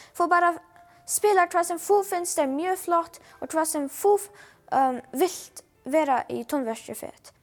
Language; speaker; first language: Icelandic; non-native, learner; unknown